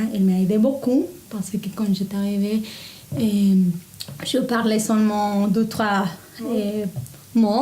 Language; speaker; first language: French; non-native, learner; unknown